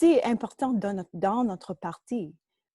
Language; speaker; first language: French; non-native, local second language; English